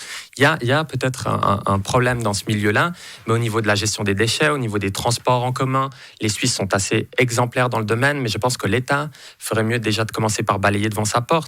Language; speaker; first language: French; native; French